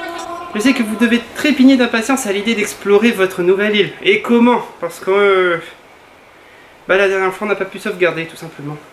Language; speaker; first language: French; native; French